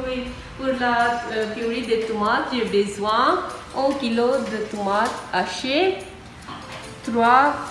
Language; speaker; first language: French; non-native, learner; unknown